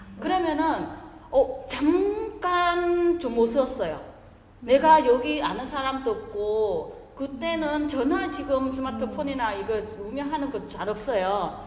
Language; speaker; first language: Korean; non-native, fluent; Vietnamese